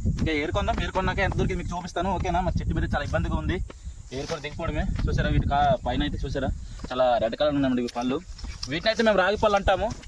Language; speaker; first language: Telugu; non-native, local second language; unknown